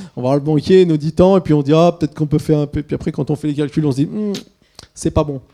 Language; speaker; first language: French; early bilingual, other home language; Swiss German